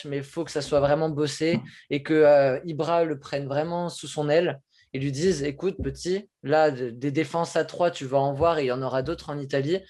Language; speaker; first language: French; native; French